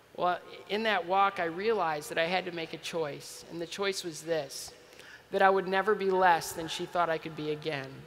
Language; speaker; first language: English; native; English